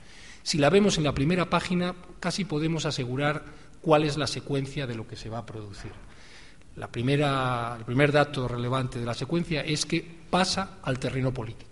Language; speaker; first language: Spanish; native; Spanish